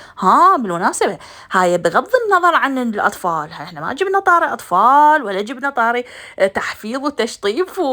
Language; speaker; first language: Arabic; native; Arabic